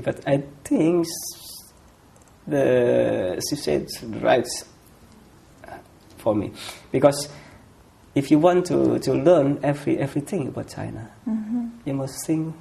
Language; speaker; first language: English; non-native, fluent; Indonesian